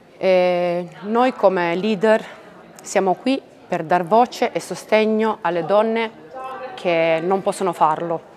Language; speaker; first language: Italian; non-native, fluent; Romanian